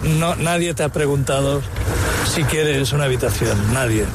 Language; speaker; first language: Spanish; native; Spanish